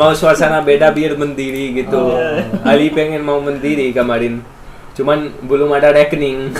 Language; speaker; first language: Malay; non-native, fluent; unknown